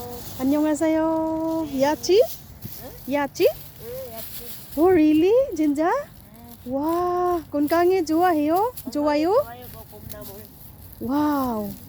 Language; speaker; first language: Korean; non-native, learner; Filipino